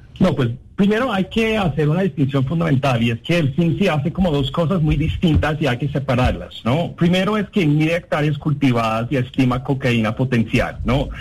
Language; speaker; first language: Spanish; non-native, fluent; English